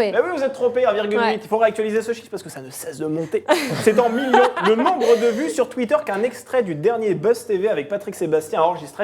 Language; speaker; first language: French; native; French